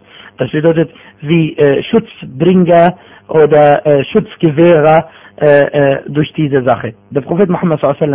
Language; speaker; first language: German; non-native, fluent; Arabic